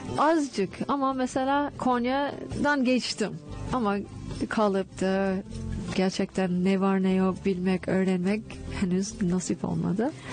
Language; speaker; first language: Turkish; non-native, fluent; English